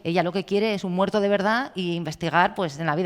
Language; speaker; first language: Spanish; native; Spanish